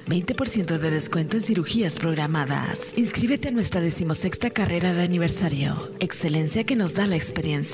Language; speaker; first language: Spanish; native; Spanish